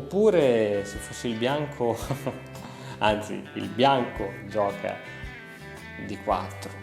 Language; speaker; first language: Italian; native; Italian